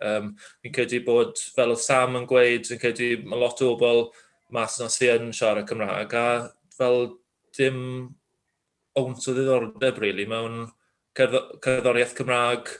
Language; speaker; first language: Welsh; native; Welsh